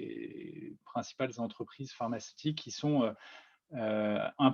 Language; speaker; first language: French; native; French